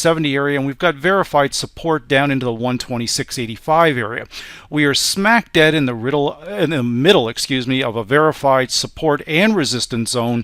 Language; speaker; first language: English; native; English